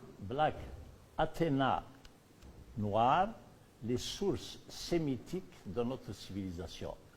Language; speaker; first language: French; non-native, local second language; Berber languages